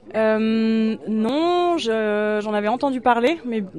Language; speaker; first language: French; native; French